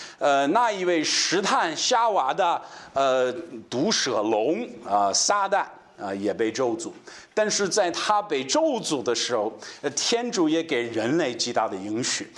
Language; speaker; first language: Chinese; non-native, fluent; English